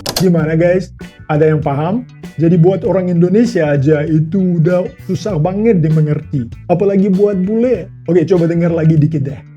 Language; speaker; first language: Indonesian; non-native, fluent; Russian